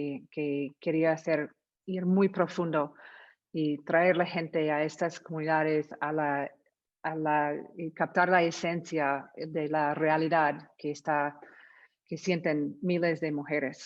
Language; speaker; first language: Spanish; non-native, fluent; English